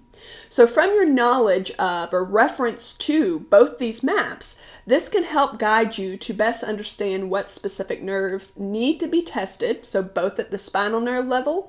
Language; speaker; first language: English; native; English